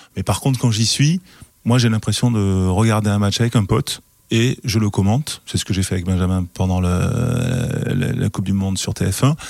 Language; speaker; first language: French; native; French